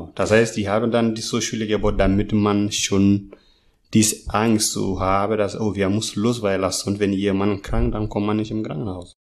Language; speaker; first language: German; non-native, learner; Masai